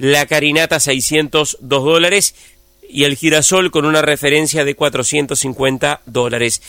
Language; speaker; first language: Spanish; native; Spanish